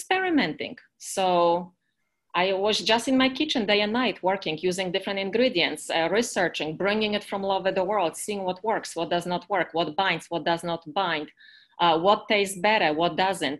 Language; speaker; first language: English; non-native, fluent; Polish